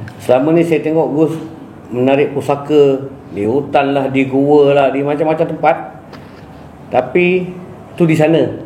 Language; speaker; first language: Malay; native; Malay